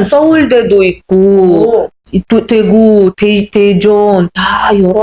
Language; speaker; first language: Korean; non-native, fluent; Uzbek